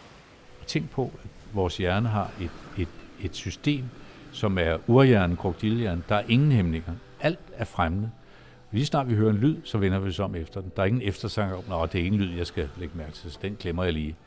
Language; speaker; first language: Danish; native; Danish